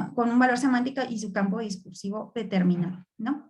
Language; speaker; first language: Spanish; native; Spanish